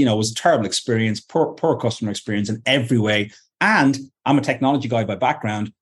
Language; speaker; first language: English; native; English